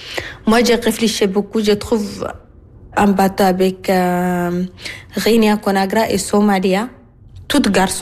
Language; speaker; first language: French; non-native, learner; Arabic